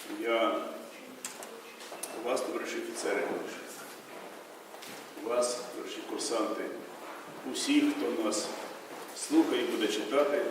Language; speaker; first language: Ukrainian; native; Ukrainian